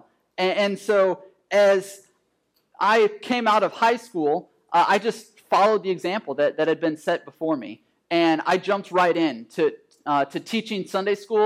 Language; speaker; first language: English; native; English